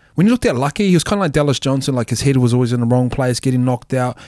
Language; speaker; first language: English; native; English